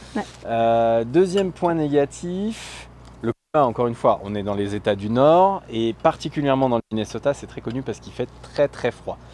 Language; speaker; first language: French; native; French